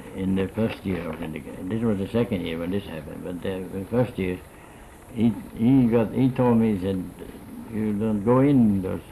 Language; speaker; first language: English; non-native, fluent; Swedish